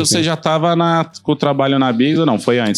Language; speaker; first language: Portuguese; native; Portuguese